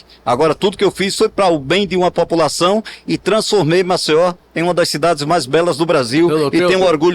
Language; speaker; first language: Portuguese; native; Portuguese